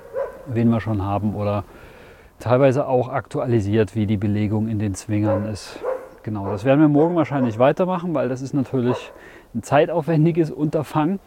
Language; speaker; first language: German; native; German